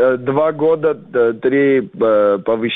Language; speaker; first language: Russian; non-native, fluent; Armenian